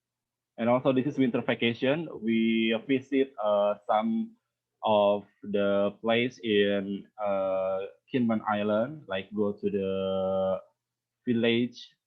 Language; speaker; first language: English; non-native, learner; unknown